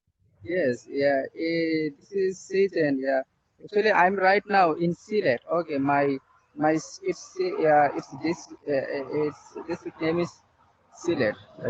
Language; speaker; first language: English; non-native, learner; Bangla